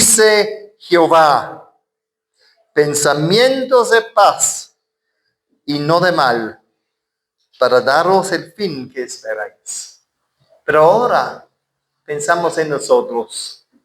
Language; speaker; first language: Spanish; non-native, fluent; English